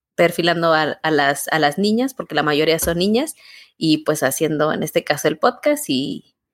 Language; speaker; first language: Spanish; native; Spanish